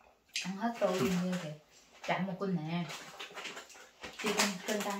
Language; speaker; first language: Korean; non-native, learner; Vietnamese